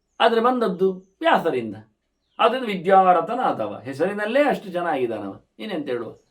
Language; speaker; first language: Kannada; native; Kannada